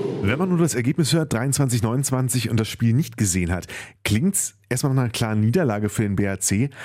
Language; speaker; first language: German; native; German